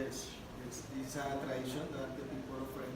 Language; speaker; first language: English; non-native, learner; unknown